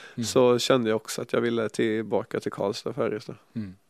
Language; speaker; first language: Swedish; native; Swedish